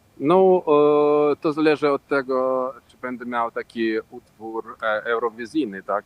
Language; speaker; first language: Polish; non-native, local second language; Russian